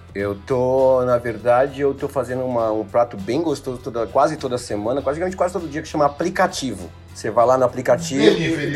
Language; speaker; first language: Portuguese; native; Portuguese